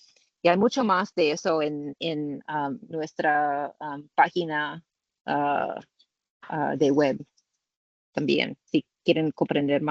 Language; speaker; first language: Spanish; non-native, learner; English